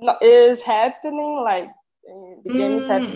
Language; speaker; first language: English; non-native, learner; Portuguese